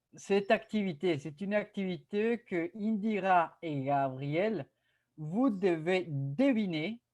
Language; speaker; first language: French; non-native, fluent; Spanish